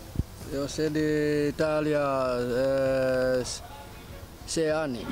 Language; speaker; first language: Italian; non-native, learner; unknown